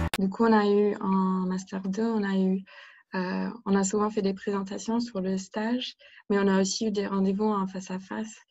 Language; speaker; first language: French; non-native, fluent; English